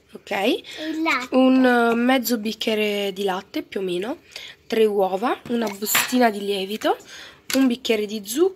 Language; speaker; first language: Italian; native; Italian